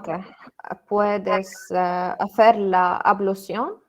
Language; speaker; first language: Spanish; non-native, learner; Arabic